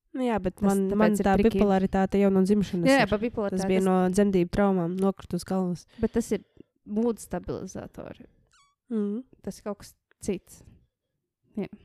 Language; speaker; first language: Latvian; native; Latvian